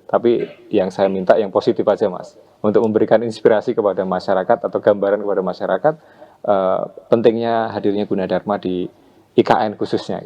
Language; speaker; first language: Indonesian; native; Indonesian